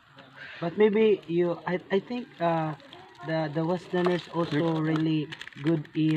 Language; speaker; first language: English; non-native, learner; Cebuano